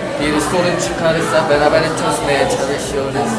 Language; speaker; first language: Turkish; non-native, learner; Korean